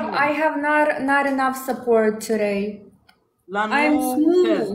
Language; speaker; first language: English; non-native, learner; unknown